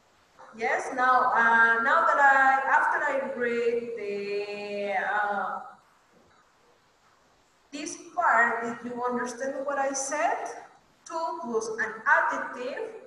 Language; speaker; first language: English; non-native, fluent; Spanish